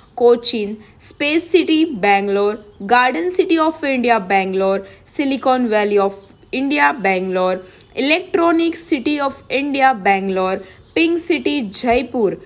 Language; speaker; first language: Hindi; non-native, local second language; Gujarati